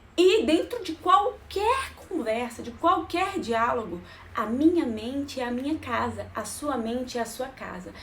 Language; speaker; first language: Portuguese; native; Portuguese